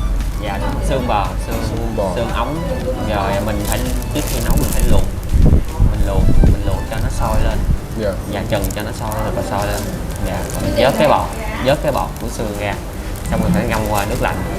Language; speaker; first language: Vietnamese; native; Vietnamese